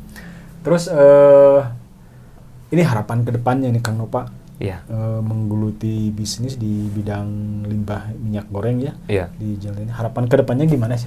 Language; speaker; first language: Indonesian; non-native, local second language; Sundanese